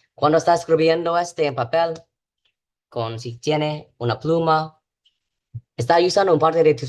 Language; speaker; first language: Spanish; non-native, learner; English